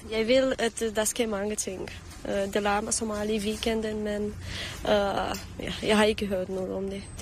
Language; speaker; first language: Danish; early bilingual, other home language; Romanian